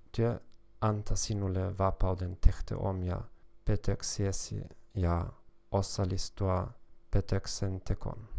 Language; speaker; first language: Finnish; non-native, learner; German